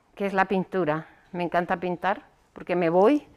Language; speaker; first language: Spanish; native; Spanish